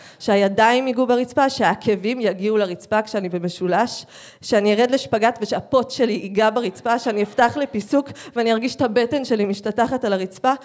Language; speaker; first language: Hebrew; native; Hebrew